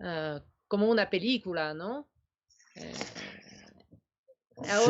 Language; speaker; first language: Spanish; non-native, fluent; French